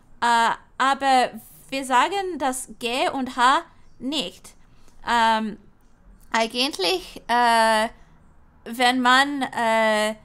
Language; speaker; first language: German; non-native, learner; English